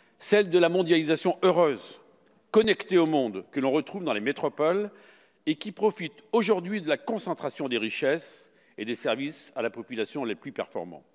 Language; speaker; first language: French; native; French